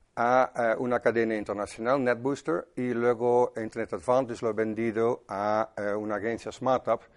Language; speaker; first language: Spanish; non-native, fluent; Dutch